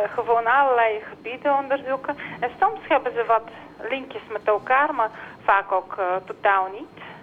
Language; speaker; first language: Dutch; non-native, fluent; Bulgarian